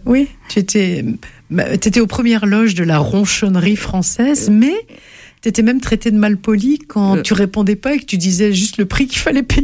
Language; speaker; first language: French; native; French